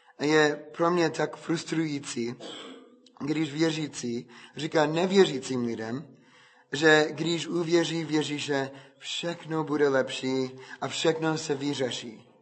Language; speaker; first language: Czech; non-native, fluent; English